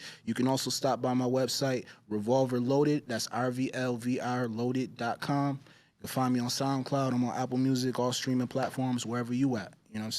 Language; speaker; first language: English; native; English